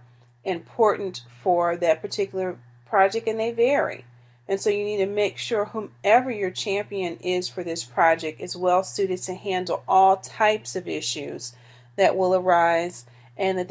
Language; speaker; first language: English; native; English